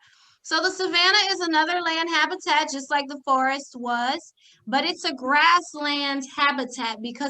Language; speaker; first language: English; native; English